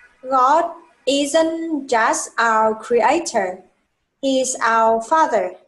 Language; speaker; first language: English; non-native, fluent; Vietnamese